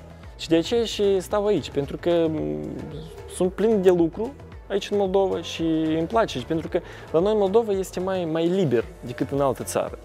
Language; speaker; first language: Romanian; non-native, local second language; Russian